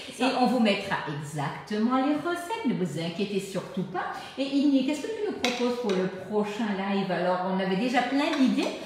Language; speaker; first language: French; native; French